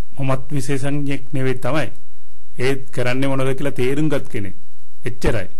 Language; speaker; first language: Sinhala; non-native, local second language; Tamil